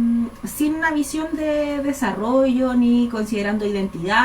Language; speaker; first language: Spanish; native; Spanish